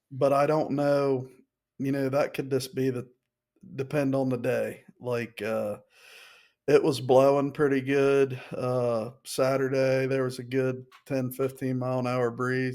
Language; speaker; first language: English; native; English